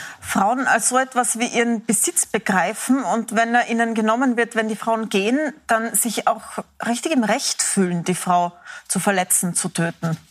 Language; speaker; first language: German; native; German